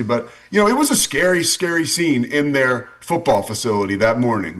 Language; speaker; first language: English; native; English